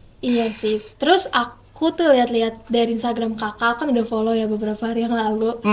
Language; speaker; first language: Indonesian; native; Indonesian